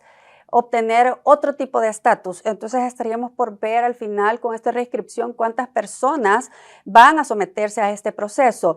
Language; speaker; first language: Spanish; native; Spanish